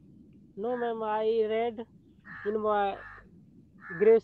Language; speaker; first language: English; non-native, learner; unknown